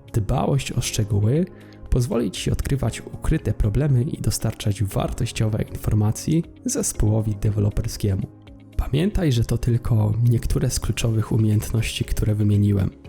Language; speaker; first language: Polish; native; Polish